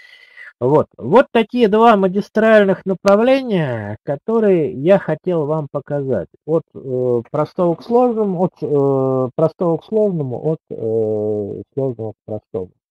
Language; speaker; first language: Russian; native; Russian